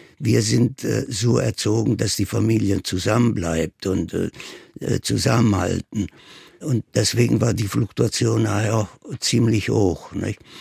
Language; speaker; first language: German; non-native, fluent; Italian